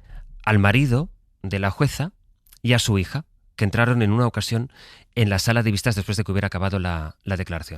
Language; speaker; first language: Spanish; native; Spanish